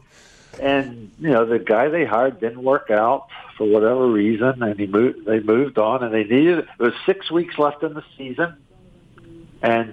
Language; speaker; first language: English; native; English